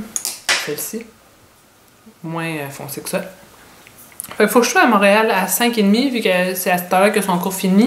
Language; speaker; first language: French; native; French